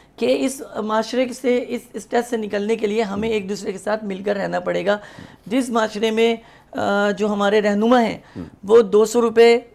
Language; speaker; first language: Urdu; native; Urdu